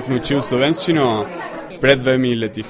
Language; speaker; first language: Slovenian; non-native, learner; Spanish